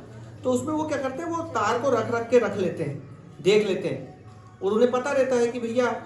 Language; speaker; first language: Hindi; native; Hindi